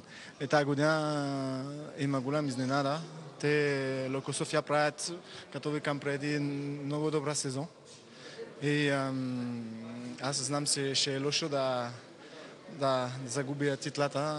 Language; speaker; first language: Bulgarian; non-native, learner; French